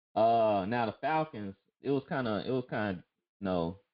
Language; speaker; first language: English; native; English